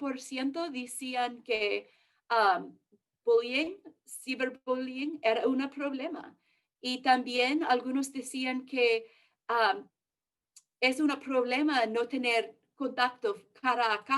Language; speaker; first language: Spanish; early bilingual, heritage; English